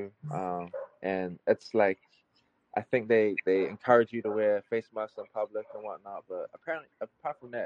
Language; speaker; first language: English; native; English